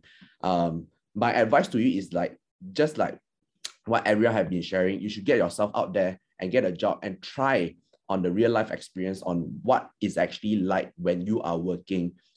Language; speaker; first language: English; non-native, local second language; Chinese